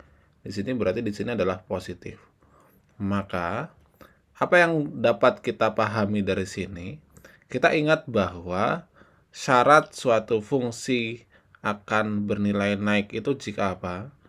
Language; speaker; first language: Indonesian; native; Indonesian